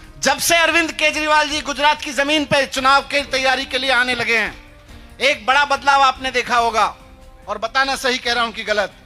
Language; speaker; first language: Hindi; native; Hindi